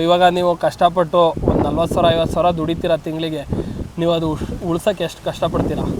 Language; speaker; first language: Kannada; native; Kannada